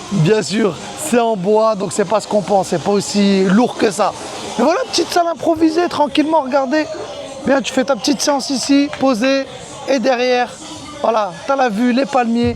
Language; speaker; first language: French; native; French